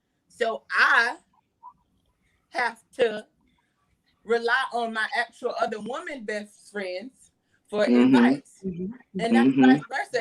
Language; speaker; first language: English; native; English